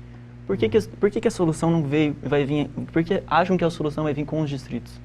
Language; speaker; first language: Portuguese; native; Portuguese